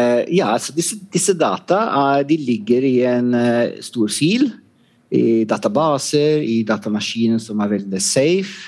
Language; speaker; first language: Norwegian; non-native, fluent; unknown